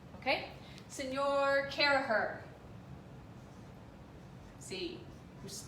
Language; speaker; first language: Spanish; non-native, fluent; English